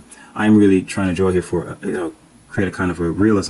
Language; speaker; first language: English; native; English